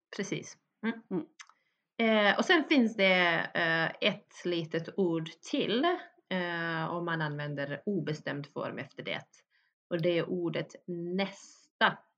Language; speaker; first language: Swedish; early bilingual, other home language; Bosnian